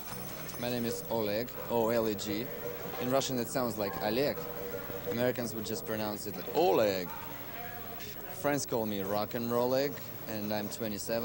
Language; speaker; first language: English; non-native, fluent; Russian